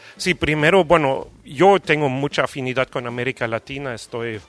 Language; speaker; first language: Spanish; non-native, fluent; German